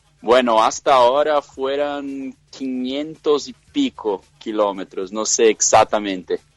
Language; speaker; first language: Spanish; non-native, fluent; Portuguese